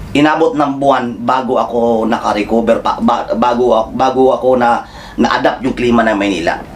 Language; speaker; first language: Filipino; non-native, local second language; Cebuano